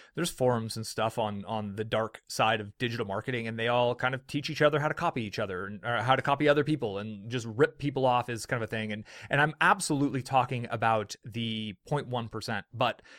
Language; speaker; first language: English; native; English